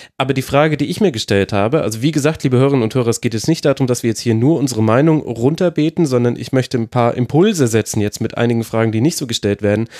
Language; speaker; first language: German; native; German